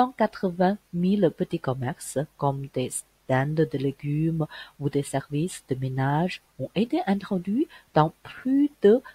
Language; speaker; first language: French; non-native, fluent; Chinese